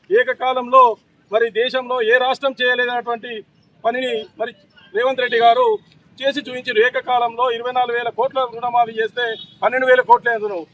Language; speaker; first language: Telugu; native; Telugu